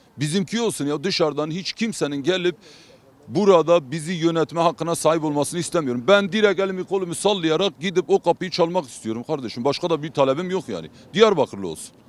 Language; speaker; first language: Turkish; non-native, local second language; Kurdish